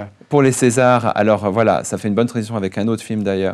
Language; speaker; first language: French; native; French